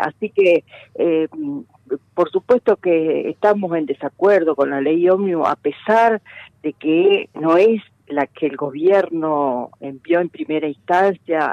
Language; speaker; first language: Spanish; native; Spanish